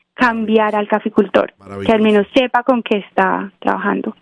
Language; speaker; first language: Spanish; native; Spanish